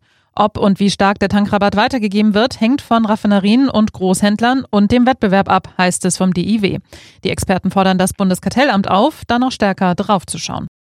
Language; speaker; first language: German; native; German